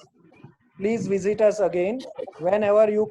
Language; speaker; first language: English; non-native, learner; Gujarati